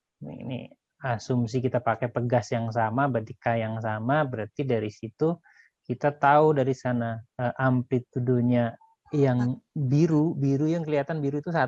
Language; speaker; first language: Indonesian; native; Indonesian